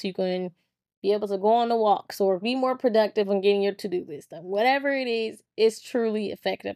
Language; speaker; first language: English; native; English